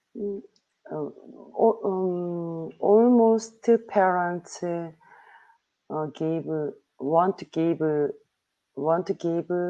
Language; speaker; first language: English; non-native, learner; Korean